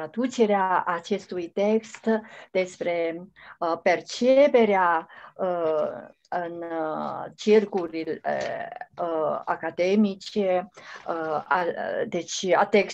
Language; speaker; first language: Romanian; non-native, fluent; Chinese